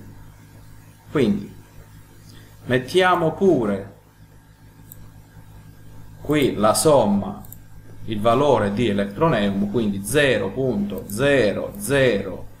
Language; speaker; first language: Italian; native; Italian